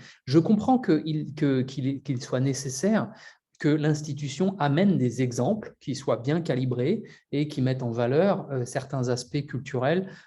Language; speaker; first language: French; native; French